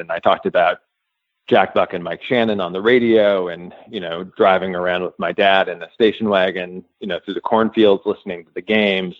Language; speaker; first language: English; native; English